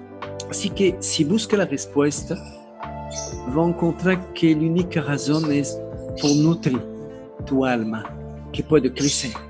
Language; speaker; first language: Spanish; non-native, learner; French